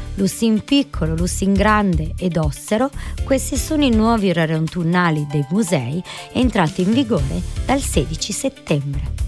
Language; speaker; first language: Italian; non-native, fluent; Croatian